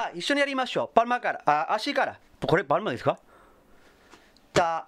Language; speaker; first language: Japanese; non-native, fluent; Spanish